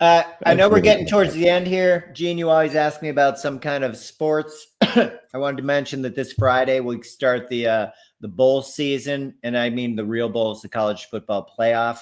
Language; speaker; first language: English; native; English